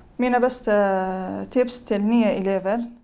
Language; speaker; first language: Swedish; non-native, learner; Arabic